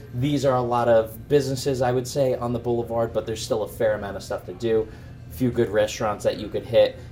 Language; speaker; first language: English; native; English